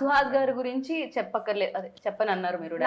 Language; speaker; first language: Telugu; native; Telugu